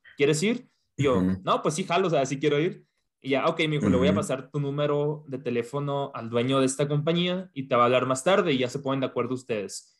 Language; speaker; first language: Spanish; native; Spanish